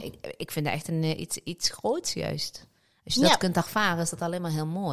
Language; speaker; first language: Dutch; early bilingual, other home language; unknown